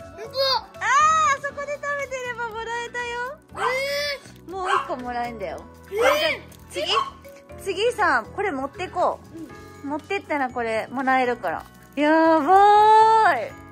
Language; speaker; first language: Japanese; native; Japanese